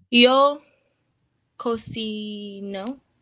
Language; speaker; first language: Spanish; non-native, learner; English